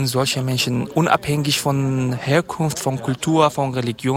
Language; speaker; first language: German; non-native, fluent; Kurdish